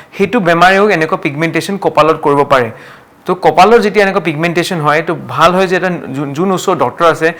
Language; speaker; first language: Assamese; non-native, local second language; Marwari